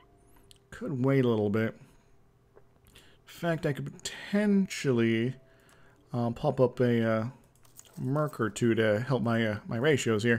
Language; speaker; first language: English; native; English